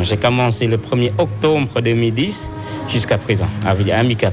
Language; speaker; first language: French; non-native, fluent; Khmer